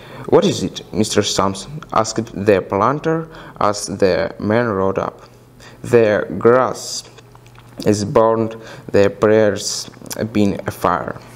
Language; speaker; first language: English; non-native, fluent; Russian